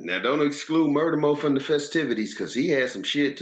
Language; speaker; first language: English; native; English